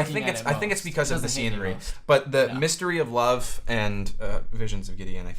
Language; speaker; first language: English; native; English